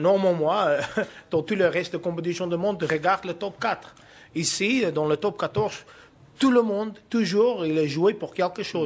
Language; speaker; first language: French; non-native, fluent; Afrikaans